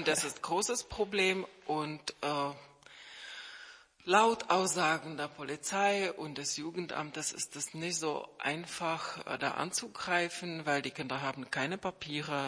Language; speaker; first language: German; non-native, fluent; Czech